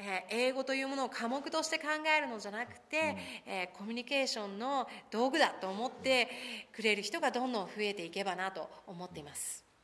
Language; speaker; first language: Japanese; early bilingual, other home language; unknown